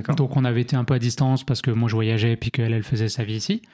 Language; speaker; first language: French; native; French